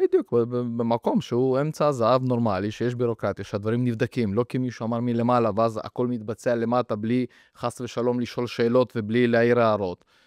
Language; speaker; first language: Hebrew; early bilingual, other home language; Russian